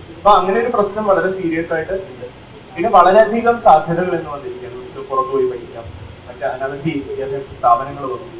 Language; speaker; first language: Malayalam; native; Malayalam